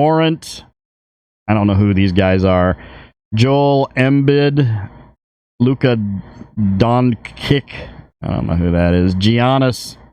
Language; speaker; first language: English; native; English